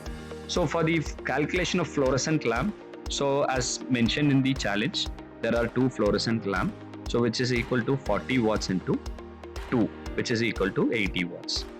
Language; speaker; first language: English; non-native, local second language; Tamil